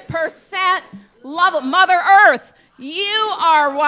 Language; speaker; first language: English; native; English